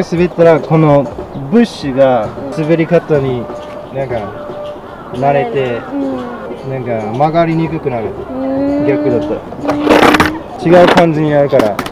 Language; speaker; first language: Japanese; non-native, fluent; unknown